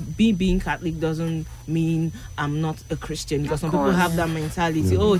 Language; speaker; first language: English; non-native, local second language; Igbo